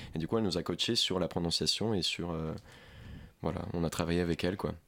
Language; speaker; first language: French; non-native, fluent; Ukrainian